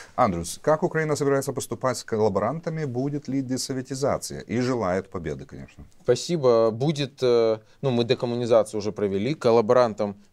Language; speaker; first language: Russian; native; Russian